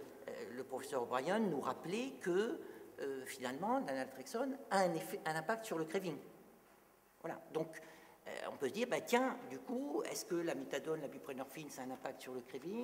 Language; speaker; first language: French; native; French